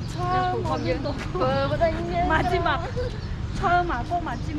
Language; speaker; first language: Korean; non-native, learner; Khmer